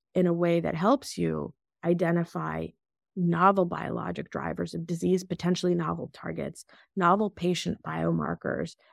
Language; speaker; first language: English; early bilingual, other home language; Russian